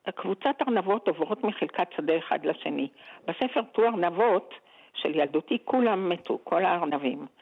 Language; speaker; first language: Hebrew; native; Hebrew